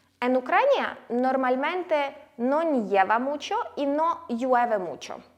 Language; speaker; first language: Spanish; non-native, fluent; Ukrainian